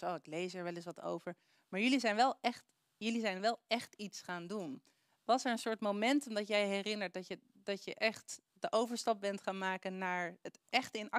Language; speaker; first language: Dutch; native; Dutch